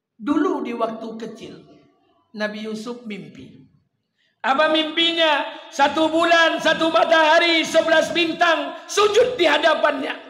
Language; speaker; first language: Malay; non-native, local second language; Minangkabau